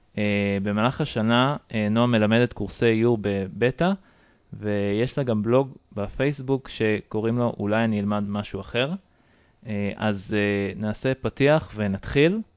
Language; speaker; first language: Hebrew; native; Hebrew